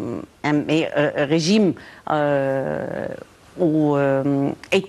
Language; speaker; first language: French; non-native, local second language; Arabic